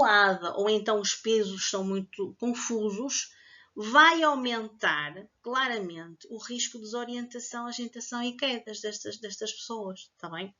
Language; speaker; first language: Portuguese; native; Portuguese